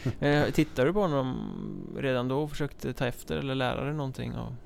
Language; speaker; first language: Swedish; native; Swedish